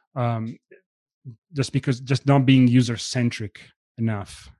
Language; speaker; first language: English; non-native, fluent; Italian